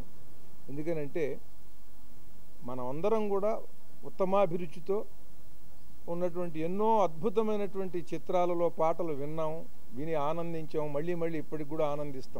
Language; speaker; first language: Telugu; native; Telugu